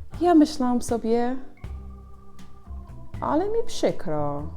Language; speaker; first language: Polish; non-native, learner; English